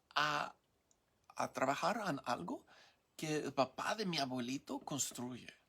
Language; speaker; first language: Spanish; non-native, learner; English